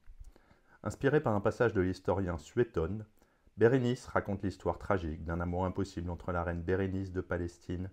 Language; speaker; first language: French; native; French